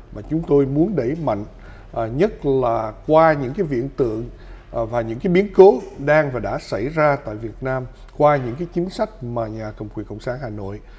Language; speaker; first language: Vietnamese; native; Vietnamese